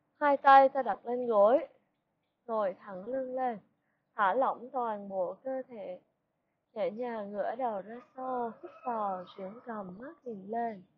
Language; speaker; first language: Vietnamese; native; Vietnamese